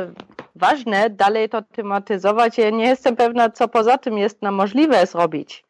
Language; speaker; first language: Polish; early bilingual, other home language; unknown